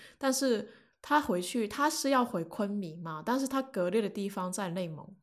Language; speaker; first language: Chinese; non-native, local second language; Cantonese